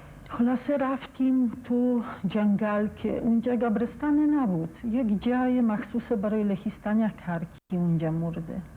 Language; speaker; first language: Persian; non-native, fluent; Polish